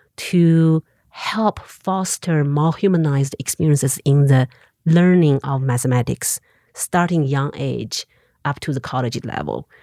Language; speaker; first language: English; non-native, fluent; Chinese